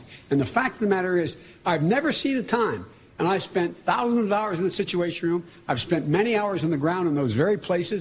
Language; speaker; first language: English; native; English